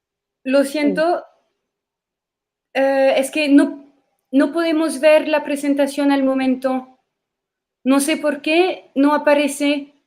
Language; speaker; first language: Spanish; non-native, fluent; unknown